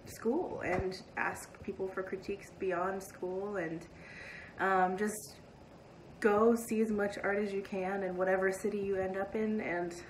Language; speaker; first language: English; native; English